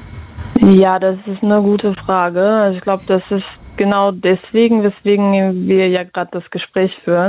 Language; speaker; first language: German; early bilingual, other home language; Russian